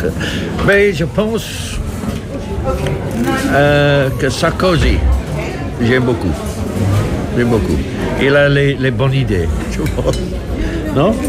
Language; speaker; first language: French; non-native, fluent; English